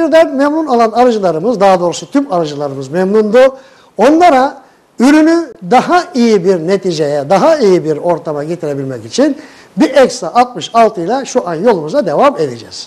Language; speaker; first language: Turkish; native; Turkish